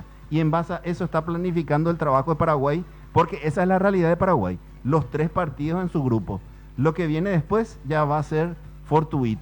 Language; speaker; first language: Spanish; native; Spanish